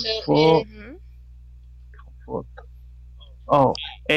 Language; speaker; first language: English; non-native, learner; Chinese